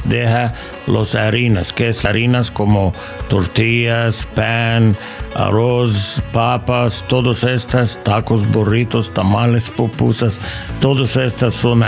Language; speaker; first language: Spanish; non-native, learner; English